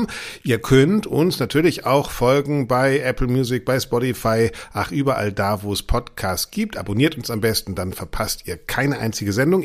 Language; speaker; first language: German; native; German